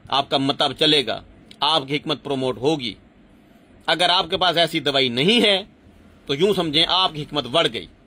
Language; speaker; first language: Urdu; non-native, local second language; Punjabi